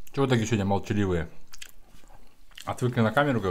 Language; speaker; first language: Russian; native; Russian